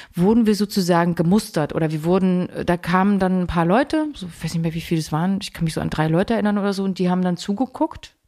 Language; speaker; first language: German; native; German